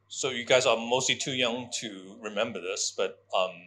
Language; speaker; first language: English; non-native, local second language; Cantonese